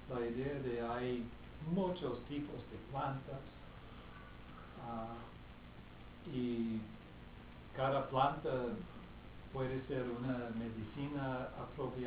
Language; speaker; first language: Spanish; non-native, fluent; English